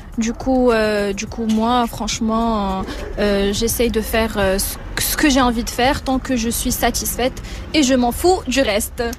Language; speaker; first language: French; non-native, local second language; Arabic